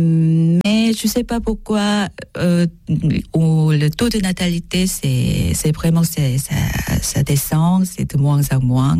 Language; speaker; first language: French; non-native, learner; Korean